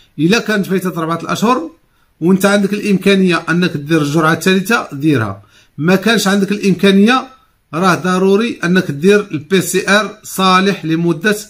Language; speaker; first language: Arabic; native; Arabic